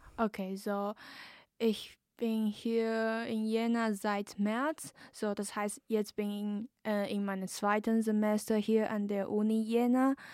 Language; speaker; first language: German; non-native, learner; Chinese